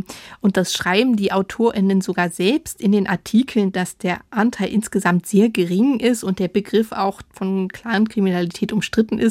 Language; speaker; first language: German; native; German